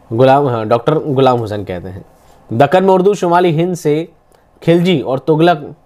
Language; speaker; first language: Urdu; native; Urdu